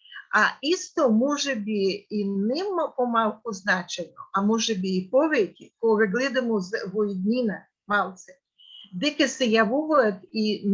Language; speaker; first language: Macedonian; non-native, fluent; Russian